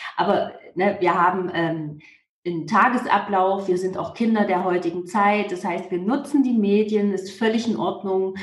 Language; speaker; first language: German; native; German